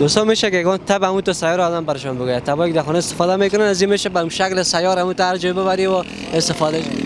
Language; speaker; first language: Persian; native; Persian